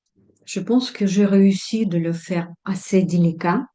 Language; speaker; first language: French; non-native, fluent; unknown